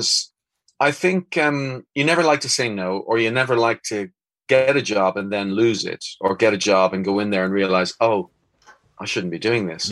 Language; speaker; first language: English; native; English